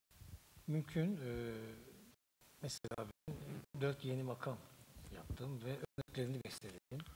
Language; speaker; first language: Turkish; native; Turkish